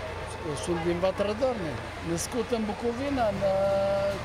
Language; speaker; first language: Romanian; native; Romanian